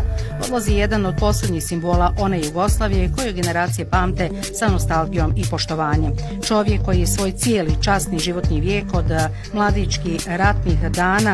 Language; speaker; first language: Bosnian; native; Bosnian